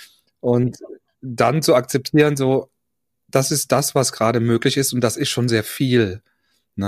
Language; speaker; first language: German; native; German